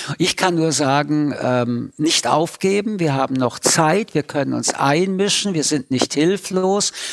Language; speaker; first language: German; early bilingual, other home language; French